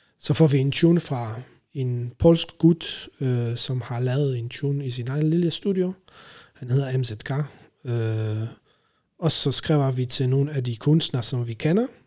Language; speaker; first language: Danish; non-native, fluent; Polish